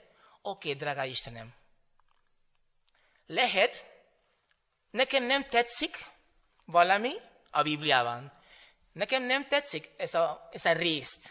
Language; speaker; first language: Hungarian; non-native, learner; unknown